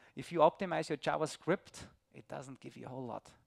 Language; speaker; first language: English; non-native, fluent; German